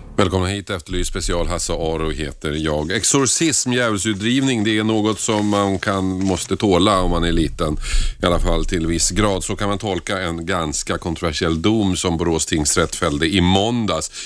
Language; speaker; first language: Swedish; native; Swedish